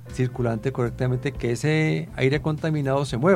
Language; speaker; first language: Spanish; native; Spanish